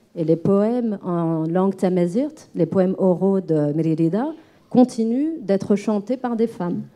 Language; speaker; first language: French; non-native, local second language; Arabic